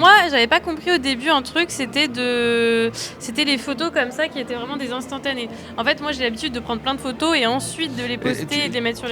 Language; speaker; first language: French; native; French